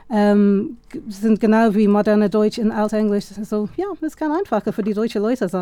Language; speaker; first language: German; non-native, fluent; English